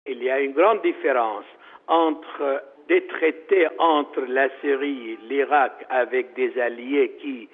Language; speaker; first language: French; non-native, fluent; Arabic